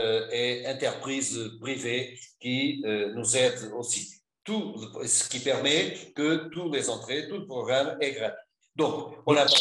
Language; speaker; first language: French; non-native, fluent; Portuguese